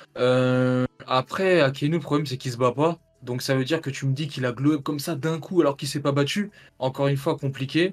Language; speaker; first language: French; native; French